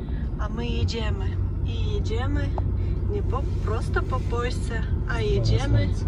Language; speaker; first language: Polish; non-native, learner; Ukrainian